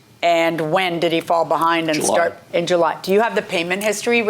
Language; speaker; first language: English; native; English